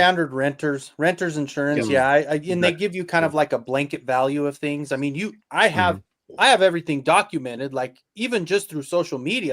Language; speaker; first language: English; native; English